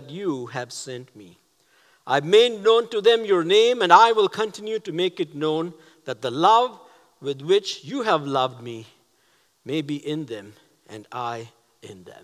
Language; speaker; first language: English; non-native, local second language; Tamil